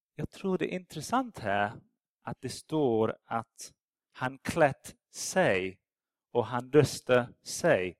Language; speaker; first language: Swedish; non-native, fluent; English